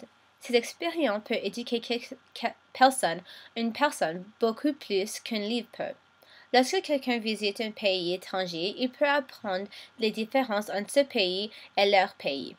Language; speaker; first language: French; non-native, local second language; English